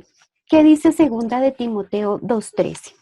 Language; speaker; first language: Spanish; native; Spanish